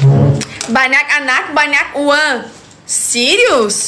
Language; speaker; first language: Indonesian; non-native, learner; Portuguese